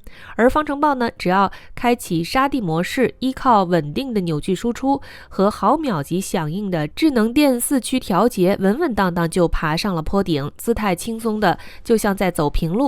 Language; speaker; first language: Chinese; native; Chinese